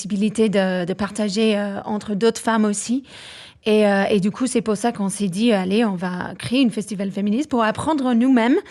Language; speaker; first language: French; non-native, fluent; English